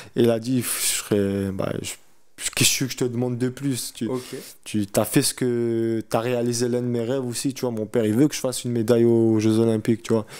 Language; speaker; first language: French; early bilingual, other home language; Chechen